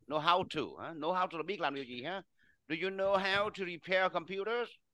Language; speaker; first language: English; non-native, fluent; Vietnamese